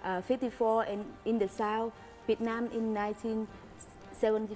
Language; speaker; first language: English; non-native, learner; Vietnamese